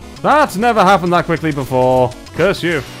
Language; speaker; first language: English; native; English